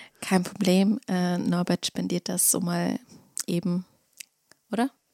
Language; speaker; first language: German; early bilingual, other home language; Russian